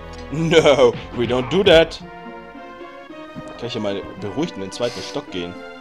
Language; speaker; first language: German; native; German